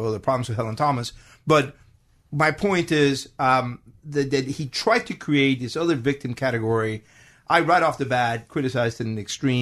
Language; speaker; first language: English; non-native, fluent; Spanish